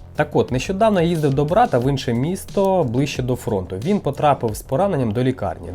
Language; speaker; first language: Ukrainian; non-native, local second language; Russian